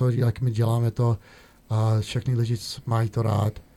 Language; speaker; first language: Czech; early bilingual, heritage; Czech